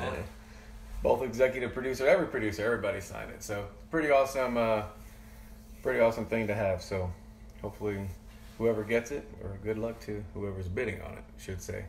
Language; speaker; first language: English; native; English